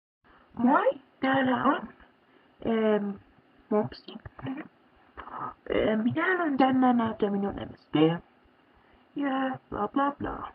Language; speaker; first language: Finnish; early bilingual, heritage; German